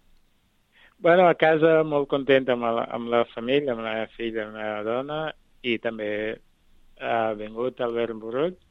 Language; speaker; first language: Catalan; non-native, fluent; Kabuverdianu